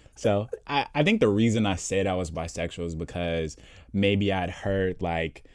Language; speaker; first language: English; native; English